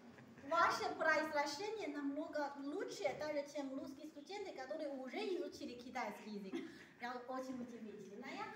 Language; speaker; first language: Russian; non-native, learner; Chinese